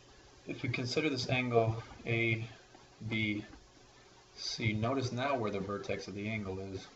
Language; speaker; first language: English; native; English